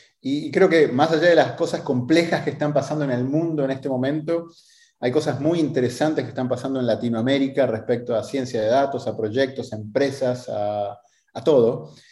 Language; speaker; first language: Spanish; native; Spanish